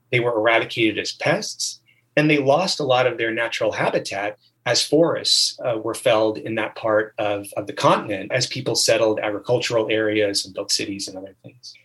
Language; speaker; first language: English; native; English